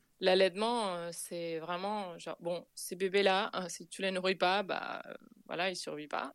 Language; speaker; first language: French; non-native, fluent; Spanish